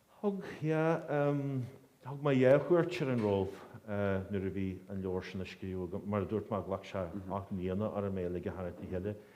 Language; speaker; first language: Irish; native; Irish